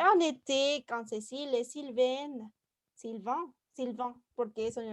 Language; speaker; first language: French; non-native, fluent; Spanish